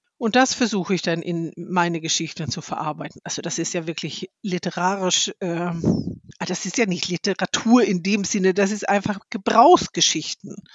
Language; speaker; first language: German; non-native, fluent; Swedish